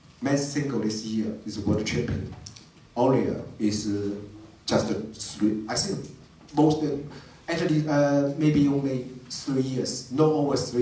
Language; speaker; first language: English; non-native, learner; Chinese